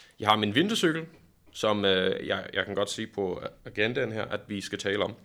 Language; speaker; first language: Danish; non-native, fluent; English